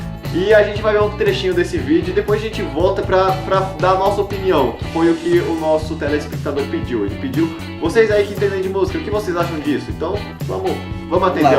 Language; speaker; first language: Portuguese; native; Portuguese